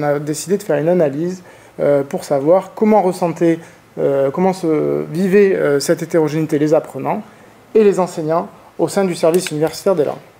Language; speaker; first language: French; native; French